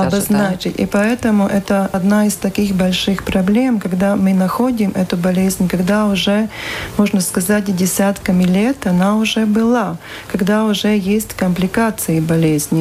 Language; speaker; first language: Russian; non-native, local second language; Latvian